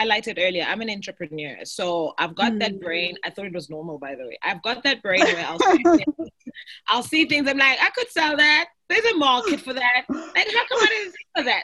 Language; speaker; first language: English; non-native, local second language; Xhosa